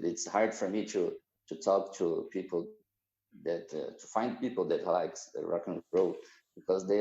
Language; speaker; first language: English; non-native, fluent; Portuguese